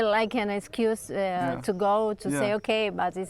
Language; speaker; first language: English; non-native, learner; Spanish